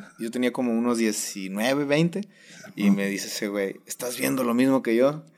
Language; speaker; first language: Spanish; native; Spanish